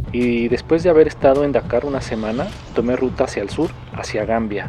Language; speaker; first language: Spanish; native; Spanish